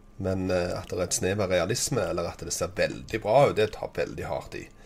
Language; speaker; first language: Norwegian; native; Norwegian